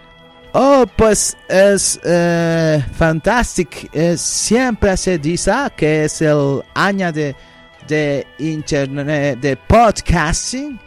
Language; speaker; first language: Spanish; non-native, learner; English